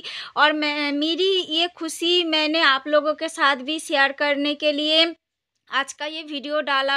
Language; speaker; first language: Hindi; non-native, local second language; Bangla